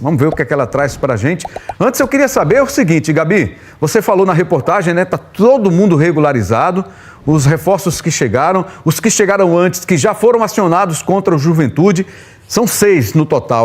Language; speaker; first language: Portuguese; native; Portuguese